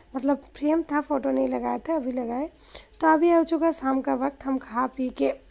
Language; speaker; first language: Hindi; non-native, local second language; Bangla